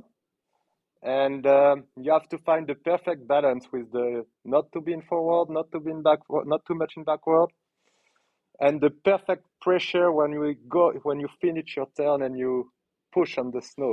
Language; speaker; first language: English; non-native, learner; French